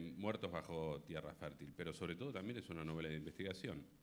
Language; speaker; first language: Spanish; native; Spanish